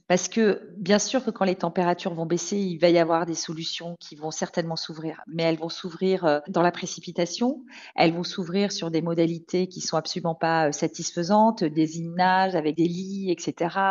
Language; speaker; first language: French; native; French